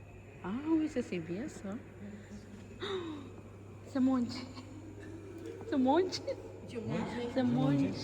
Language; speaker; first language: French; non-native, learner; Bangla